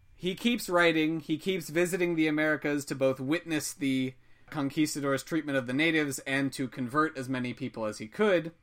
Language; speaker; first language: English; native; English